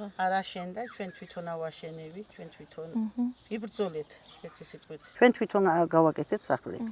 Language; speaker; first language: Georgian; native; Georgian